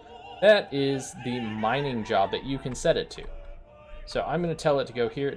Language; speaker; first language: English; native; English